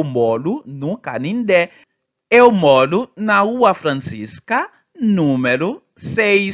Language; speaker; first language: Portuguese; non-native, fluent; Haitian Creole